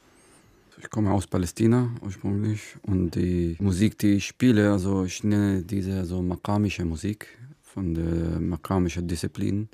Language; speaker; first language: German; non-native, fluent; Arabic